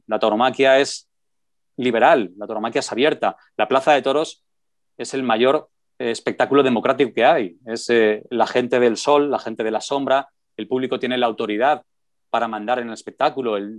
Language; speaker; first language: Spanish; native; Spanish